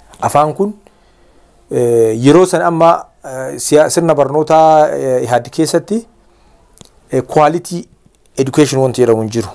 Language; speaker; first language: Oromo; native; Oromo